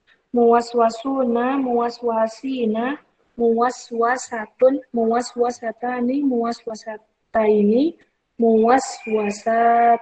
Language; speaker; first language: Arabic; non-native, learner; Indonesian